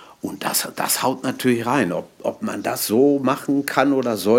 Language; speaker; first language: German; native; German